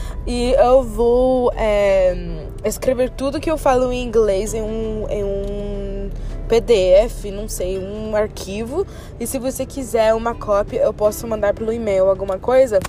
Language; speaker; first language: Portuguese; non-native, fluent; English